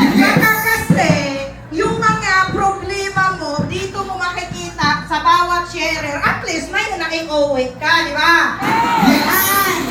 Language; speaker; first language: Filipino; non-native, local second language; Cebuano